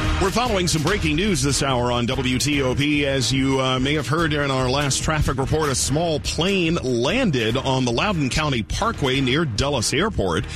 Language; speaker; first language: English; native; English